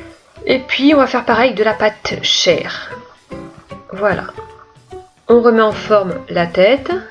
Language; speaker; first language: French; native; French